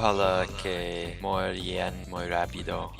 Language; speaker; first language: Spanish; non-native, learner; English